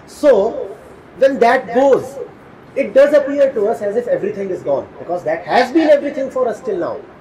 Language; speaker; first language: English; non-native, local second language; Hindi